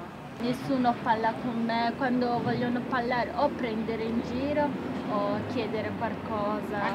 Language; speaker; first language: Italian; early bilingual, other home language; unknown